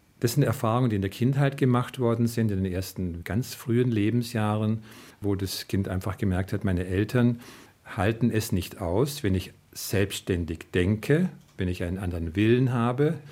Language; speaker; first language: German; native; German